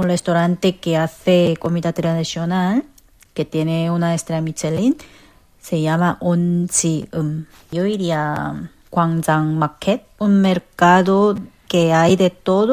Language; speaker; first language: Spanish; non-native, fluent; Korean